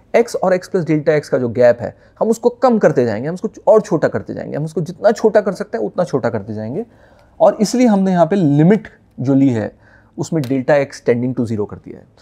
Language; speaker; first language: Hindi; native; Hindi